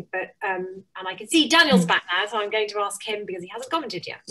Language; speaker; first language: English; native; English